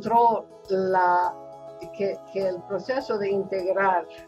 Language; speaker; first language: Spanish; non-native, fluent; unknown